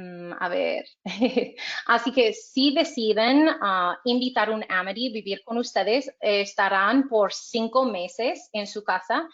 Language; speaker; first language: Spanish; non-native, fluent; English